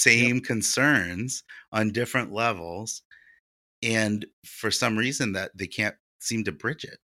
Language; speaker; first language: English; early bilingual, other home language; Russian